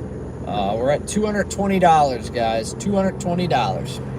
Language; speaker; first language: English; native; English